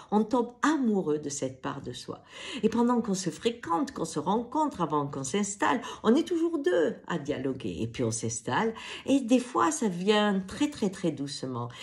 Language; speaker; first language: French; native; French